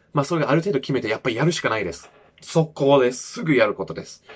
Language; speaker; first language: Japanese; non-native, fluent; English